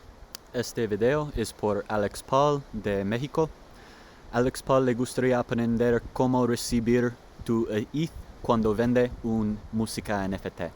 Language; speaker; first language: Spanish; non-native, learner; English